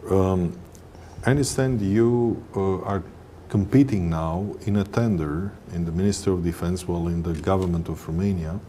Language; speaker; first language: English; non-native, fluent; Romanian